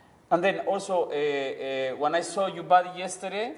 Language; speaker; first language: English; non-native, learner; Spanish